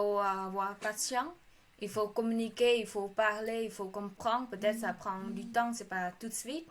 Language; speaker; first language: French; non-native, learner; Khmer